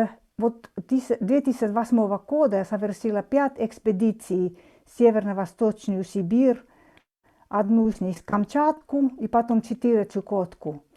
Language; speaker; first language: Russian; non-native, fluent; Finnish